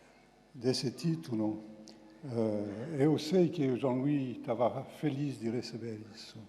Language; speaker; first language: Portuguese; non-native, fluent; French